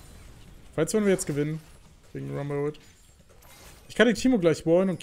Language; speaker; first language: German; native; German